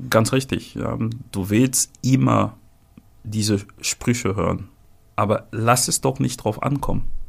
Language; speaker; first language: German; non-native, fluent; French